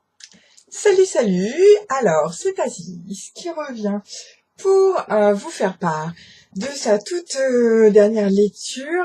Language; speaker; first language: French; native; French